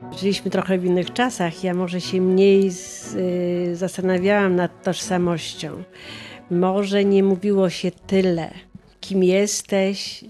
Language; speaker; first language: Polish; native; Polish